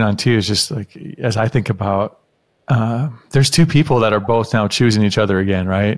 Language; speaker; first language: English; native; English